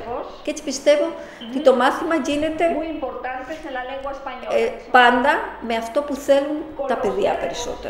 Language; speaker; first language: Greek; non-native, fluent; Spanish